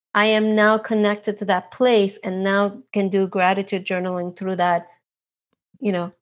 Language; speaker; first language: English; non-native, fluent; Turkish